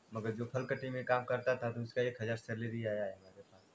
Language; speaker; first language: Hindi; native; Hindi